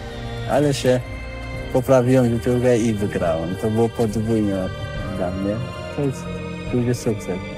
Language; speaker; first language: Polish; non-native, learner; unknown